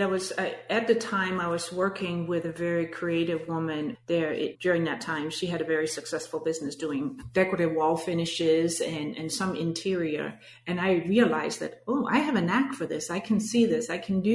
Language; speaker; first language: English; non-native, fluent; Danish